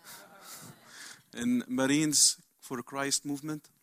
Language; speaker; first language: English; non-native, learner; Arabic